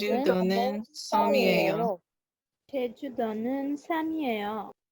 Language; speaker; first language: Korean; non-native, learner; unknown